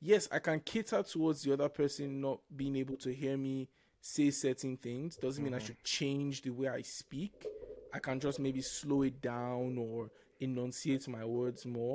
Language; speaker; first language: English; non-native, local second language; Yoruba